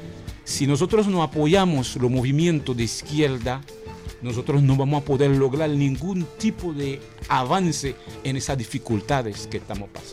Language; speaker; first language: Spanish; non-native, fluent; Haitian Creole